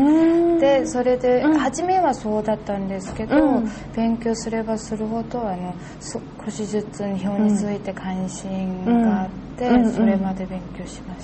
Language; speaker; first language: Japanese; non-native, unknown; Korean